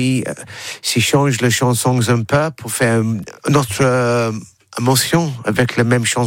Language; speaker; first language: French; non-native, learner; English